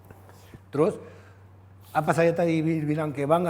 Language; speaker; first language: Indonesian; non-native, fluent; Spanish